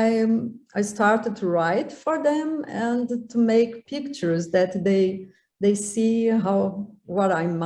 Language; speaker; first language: English; non-native, learner; Portuguese